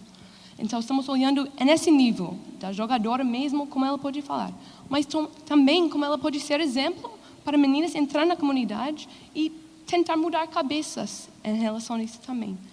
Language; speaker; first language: Portuguese; non-native, fluent; English